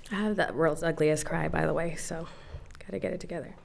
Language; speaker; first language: English; native; English